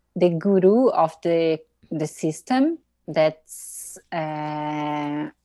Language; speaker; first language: English; non-native, fluent; Portuguese